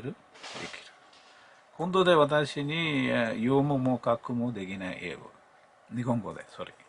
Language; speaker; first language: Japanese; non-native, learner; Malayalam